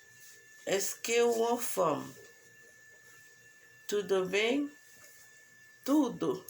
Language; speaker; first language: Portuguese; non-native, learner; Haitian Creole